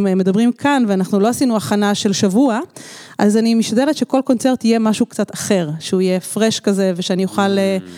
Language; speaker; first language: Hebrew; native; Hebrew